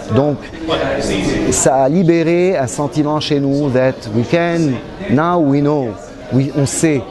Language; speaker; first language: French; non-native, local second language; Arabic